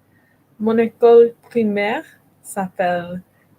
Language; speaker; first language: French; non-native, learner; English